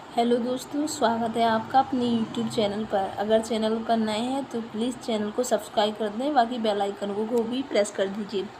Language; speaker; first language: Hindi; native; Hindi